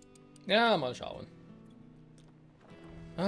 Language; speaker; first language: German; native; German